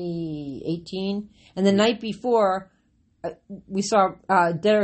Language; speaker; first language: English; native; English